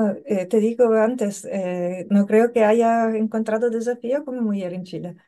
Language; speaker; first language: Spanish; non-native, learner; English